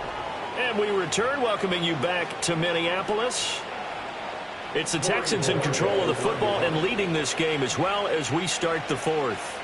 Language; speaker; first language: English; native; English